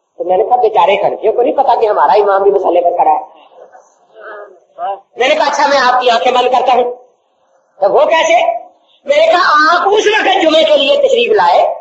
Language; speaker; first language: Urdu; native; Urdu